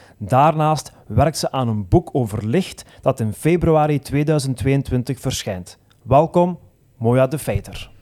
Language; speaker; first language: Dutch; native; Dutch